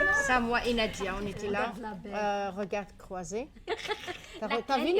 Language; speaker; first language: French; non-native, fluent; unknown